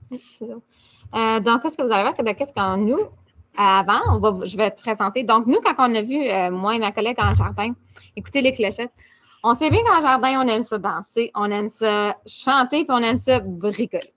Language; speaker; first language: French; native; French